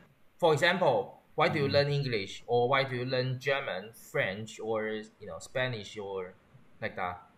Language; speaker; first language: English; non-native, learner; Chinese